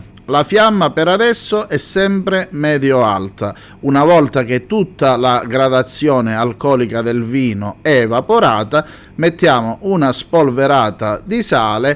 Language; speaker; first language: Italian; native; Italian